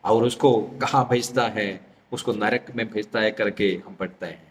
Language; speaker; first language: Hindi; non-native, local second language; Malayalam